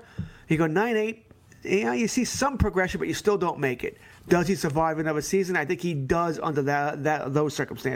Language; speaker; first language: English; native; English